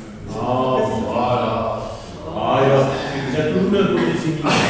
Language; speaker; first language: French; native; French